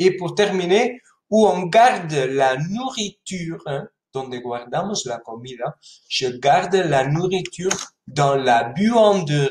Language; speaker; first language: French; non-native, fluent; Spanish